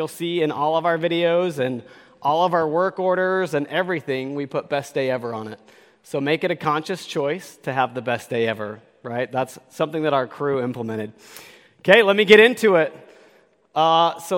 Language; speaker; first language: English; native; English